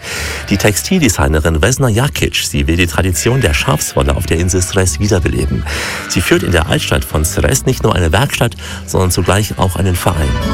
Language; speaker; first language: German; native; German